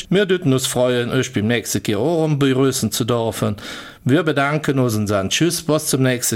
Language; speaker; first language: German; native; German